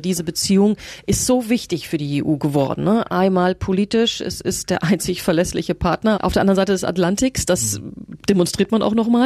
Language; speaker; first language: German; native; German